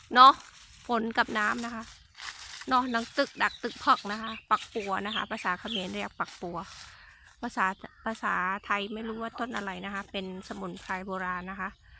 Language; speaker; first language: Thai; non-native, local second language; Khmer